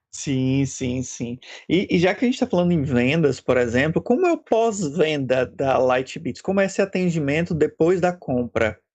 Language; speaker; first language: Portuguese; native; Portuguese